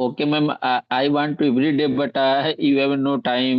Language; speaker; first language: English; non-native, learner; Bhojpuri